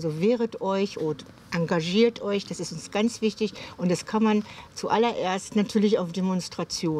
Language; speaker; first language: German; native; German